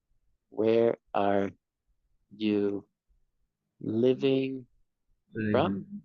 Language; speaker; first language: English; non-native, fluent; Spanish